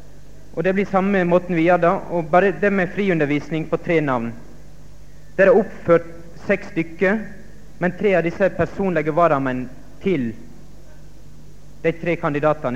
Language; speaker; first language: Norwegian; native; Norwegian